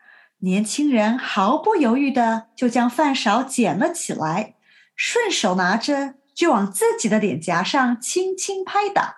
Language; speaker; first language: Chinese; native; Chinese